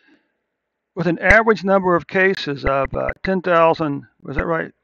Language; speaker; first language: English; native; English